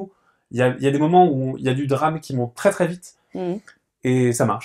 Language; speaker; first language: French; native; French